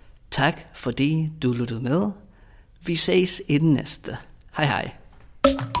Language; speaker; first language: Danish; non-native, fluent; English